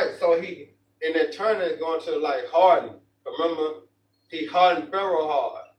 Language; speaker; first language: English; native; English